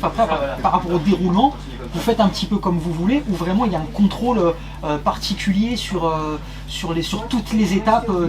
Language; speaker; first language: French; native; French